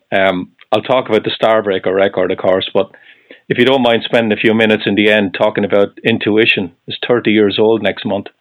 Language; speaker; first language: English; native; English